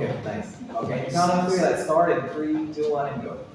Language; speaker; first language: English; non-native, fluent; Indonesian